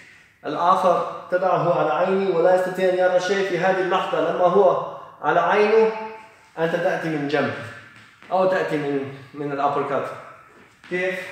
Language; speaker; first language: Arabic; non-native, fluent; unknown